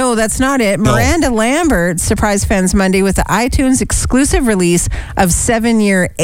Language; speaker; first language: English; native; English